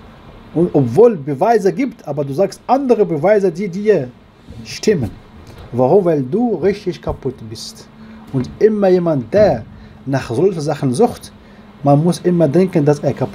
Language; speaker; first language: German; non-native, learner; Arabic